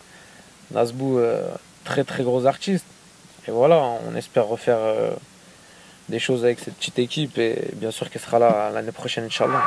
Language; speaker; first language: French; native; French